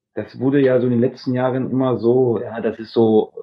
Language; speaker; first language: German; early bilingual, other home language; Dutch